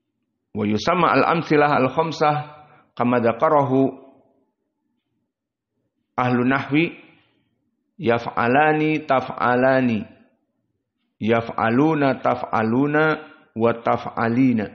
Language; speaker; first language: Arabic; non-native, fluent; Indonesian